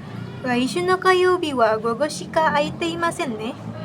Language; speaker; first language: Japanese; non-native, learner; Indonesian